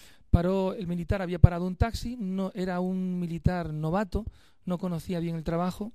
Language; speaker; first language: Spanish; native; Spanish